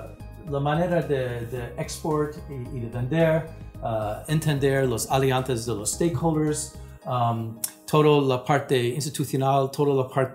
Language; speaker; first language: Spanish; non-native, fluent; English